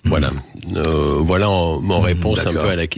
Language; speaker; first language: French; native; French